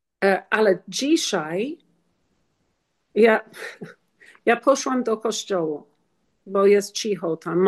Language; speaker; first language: Polish; non-native, learner; English